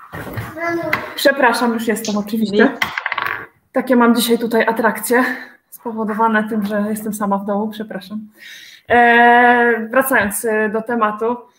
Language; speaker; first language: Polish; native; Polish